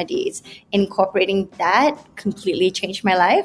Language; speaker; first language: English; non-native, local second language; Malay